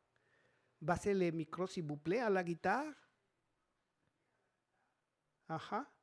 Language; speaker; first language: French; non-native, learner; Spanish